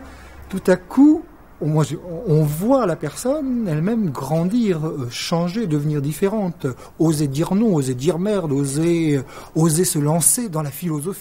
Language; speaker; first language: French; native; French